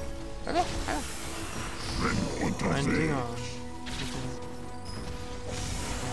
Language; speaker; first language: German; native; German